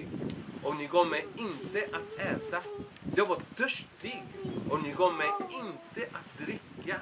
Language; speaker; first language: Swedish; non-native, fluent; Spanish